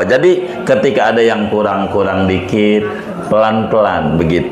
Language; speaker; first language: Indonesian; native; Indonesian